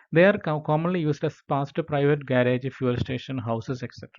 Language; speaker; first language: English; non-native, local second language; Malayalam